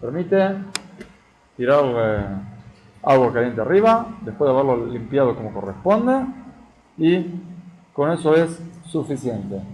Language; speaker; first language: Spanish; native; Spanish